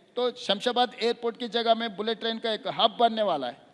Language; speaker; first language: Hindi; non-native, local second language; Telugu